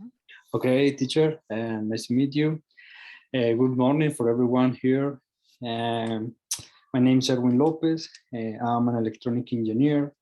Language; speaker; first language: English; non-native, fluent; Spanish